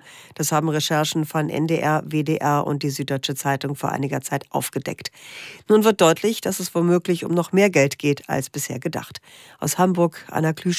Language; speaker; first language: German; native; German